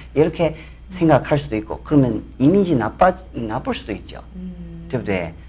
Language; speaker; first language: Korean; non-native, fluent; Chinese